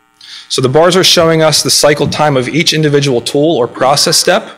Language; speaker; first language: English; native; English